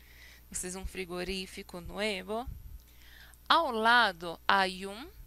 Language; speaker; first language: Spanish; non-native, fluent; Portuguese